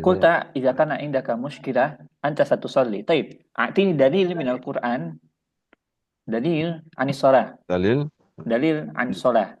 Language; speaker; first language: Arabic; non-native, fluent; Indonesian